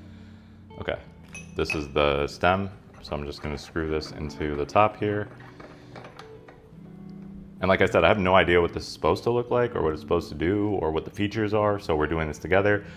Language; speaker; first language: English; native; English